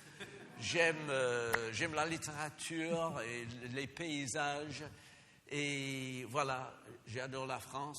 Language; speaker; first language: French; non-native, fluent; English